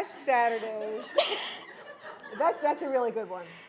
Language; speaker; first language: English; native; English